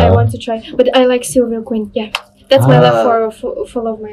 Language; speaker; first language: English; non-native, learner; Russian